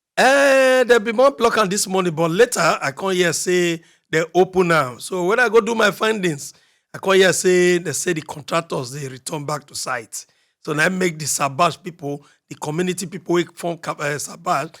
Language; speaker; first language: Nigerian Pidgin; native; Nigerian Pidgin